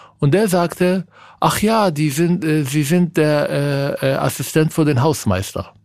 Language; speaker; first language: German; non-native, fluent; Arabic